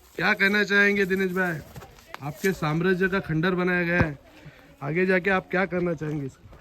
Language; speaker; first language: Hindi; non-native, local second language; Marathi